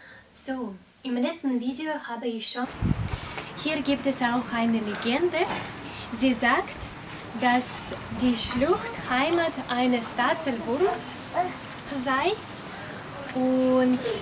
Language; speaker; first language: German; non-native, fluent; Russian